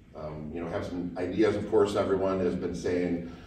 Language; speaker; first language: English; native; English